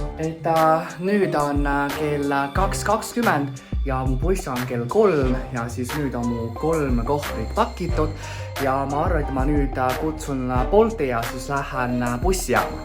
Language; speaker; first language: Estonian; non-native, fluent; Chinese